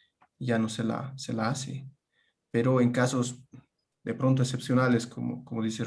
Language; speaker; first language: Spanish; native; Spanish